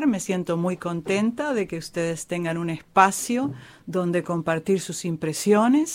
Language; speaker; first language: Spanish; non-native, fluent; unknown